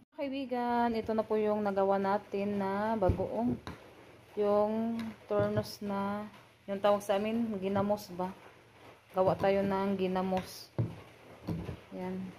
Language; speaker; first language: Filipino; non-native, local second language; Cebuano